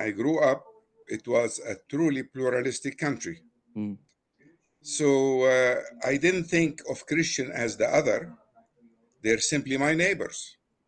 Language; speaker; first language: English; non-native, fluent; Arabic